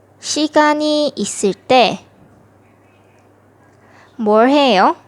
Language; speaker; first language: Korean; non-native, fluent; Thai